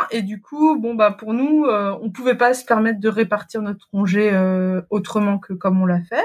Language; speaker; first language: French; native; French